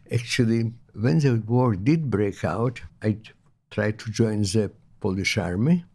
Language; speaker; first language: English; non-native, fluent; Lithuanian